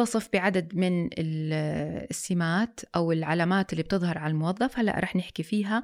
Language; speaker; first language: Arabic; native; Arabic